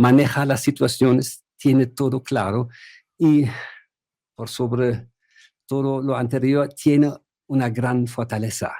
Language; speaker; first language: Spanish; non-native, fluent; German